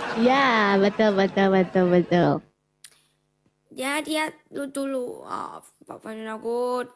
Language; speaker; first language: Indonesian; non-native, learner; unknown